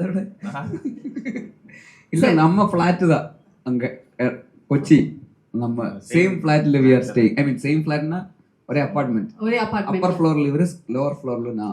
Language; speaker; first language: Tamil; non-native, local second language; Malayalam